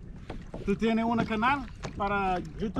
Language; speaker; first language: Spanish; non-native, learner; English